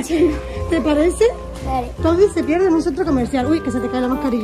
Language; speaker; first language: Spanish; native; Spanish